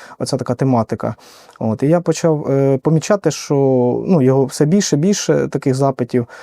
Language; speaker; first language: Ukrainian; native; Ukrainian